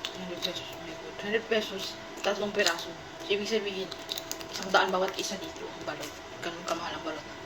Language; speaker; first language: Filipino; non-native, local second language; Cebuano